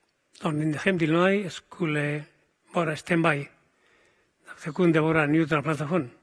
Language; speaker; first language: Swedish; non-native, fluent; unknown